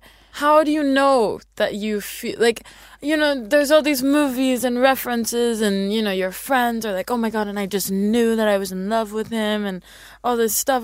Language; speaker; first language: English; early bilingual, other home language; Swedish